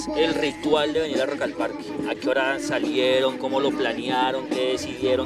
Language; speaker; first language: Spanish; native; Spanish